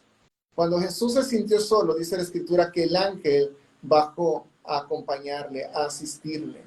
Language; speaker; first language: Spanish; native; Spanish